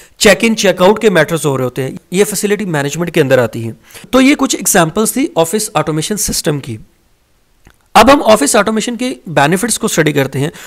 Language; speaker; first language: Hindi; native; Hindi